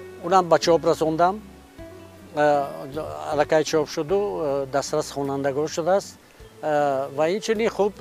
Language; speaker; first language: Persian; non-native, local second language; Shughni